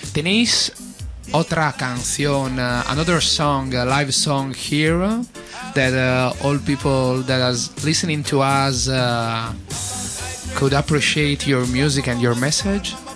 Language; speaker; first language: English; non-native, learner; Italian